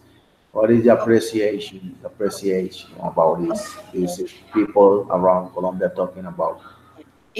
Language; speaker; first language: English; non-native, learner; Spanish